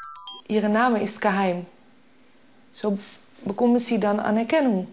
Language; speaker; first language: German; non-native, fluent; Dutch